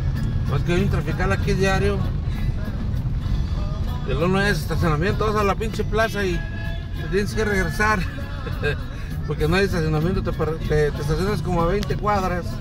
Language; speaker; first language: Spanish; native; Spanish